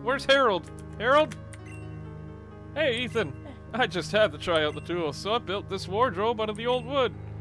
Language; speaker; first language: English; native; English